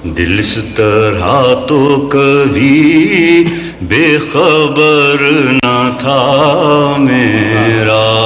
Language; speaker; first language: Urdu; native; Urdu